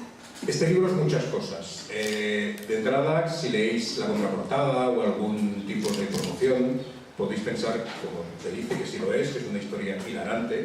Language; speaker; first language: Spanish; native; Spanish